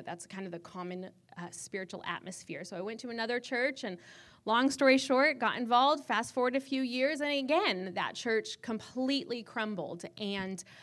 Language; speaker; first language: English; native; English